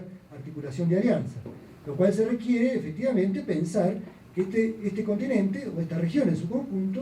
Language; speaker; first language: Spanish; native; Spanish